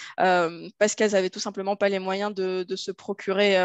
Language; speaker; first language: French; native; French